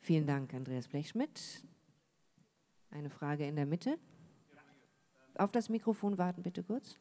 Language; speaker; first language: German; native; German